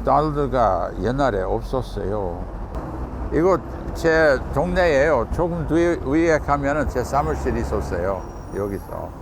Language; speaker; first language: Korean; non-native, fluent; English